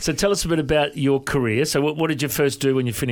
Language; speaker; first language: English; native; English